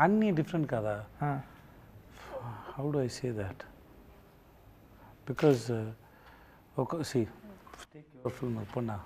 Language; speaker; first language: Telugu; non-native, learner; Tamil